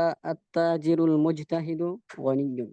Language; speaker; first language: Arabic; non-native, learner; Bangla